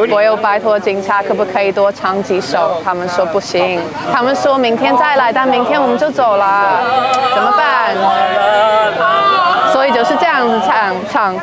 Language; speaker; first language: Chinese; non-native, fluent; English